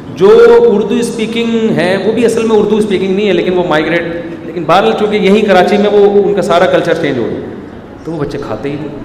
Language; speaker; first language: Urdu; native; Urdu